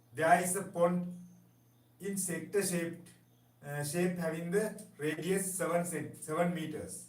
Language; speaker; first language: English; non-native, local second language; Sinhala